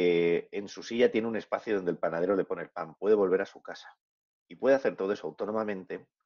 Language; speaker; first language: Spanish; native; Spanish